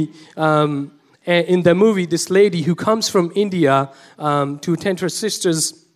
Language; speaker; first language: English; non-native, local second language; Punjabi